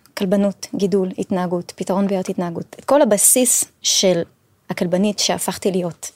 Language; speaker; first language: Hebrew; non-native, fluent; French